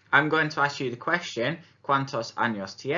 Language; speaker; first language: Spanish; non-native, fluent; English